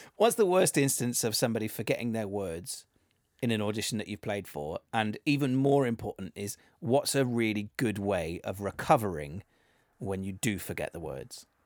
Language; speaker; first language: English; native; English